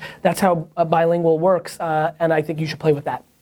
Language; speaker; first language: English; native; English